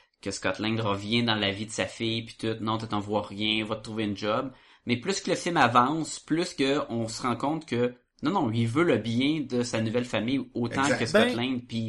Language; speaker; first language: French; native; French